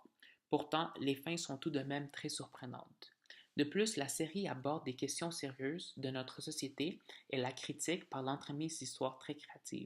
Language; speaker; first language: French; native; French